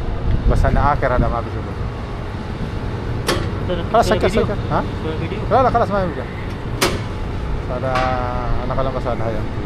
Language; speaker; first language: Arabic; non-native, learner; Filipino